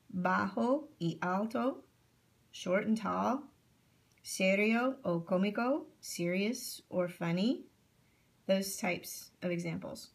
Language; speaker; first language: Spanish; non-native, fluent; English